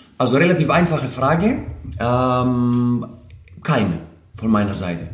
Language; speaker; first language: German; non-native, fluent; Greek